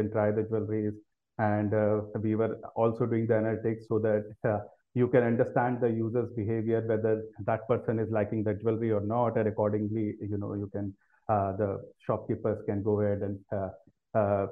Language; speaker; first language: English; non-native, local second language; Hindi